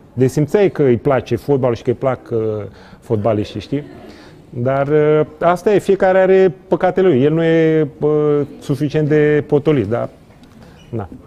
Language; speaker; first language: Romanian; non-native, fluent; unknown